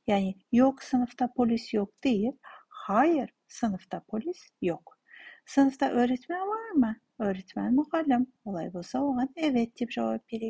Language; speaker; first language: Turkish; non-native, fluent; Kazakh